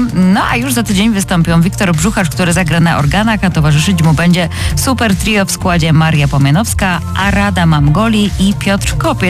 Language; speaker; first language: Polish; native; Polish